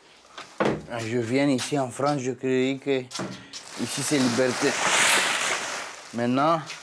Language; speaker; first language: French; non-native, learner; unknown